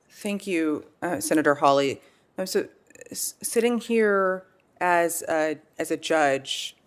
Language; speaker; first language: English; native; English